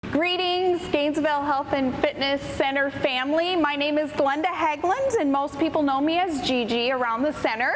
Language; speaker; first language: English; native; English